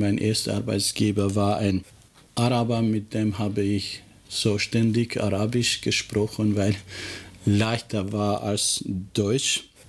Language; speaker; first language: German; non-native, fluent; Albanian